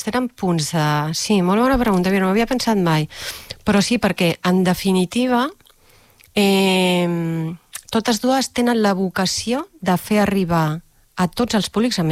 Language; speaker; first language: Catalan; native; Catalan